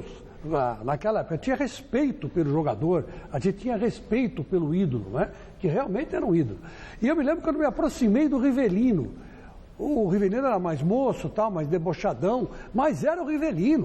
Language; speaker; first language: Portuguese; native; Portuguese